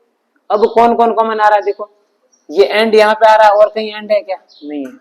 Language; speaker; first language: Hindi; native; Hindi